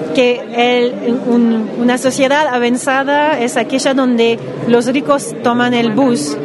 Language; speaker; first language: Spanish; non-native, fluent; English